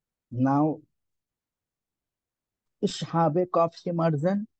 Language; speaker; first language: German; non-native, learner; Hindi